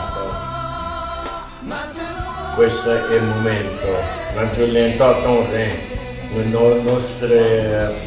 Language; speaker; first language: Italian; non-native, fluent; Tibetan